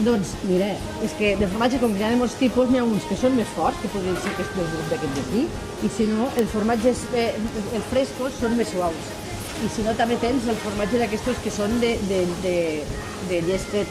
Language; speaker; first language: Catalan; native; Catalan